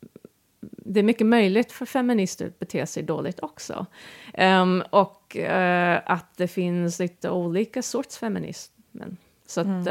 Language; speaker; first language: Swedish; non-native, fluent; English